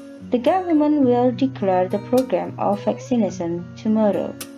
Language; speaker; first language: English; non-native, fluent; Indonesian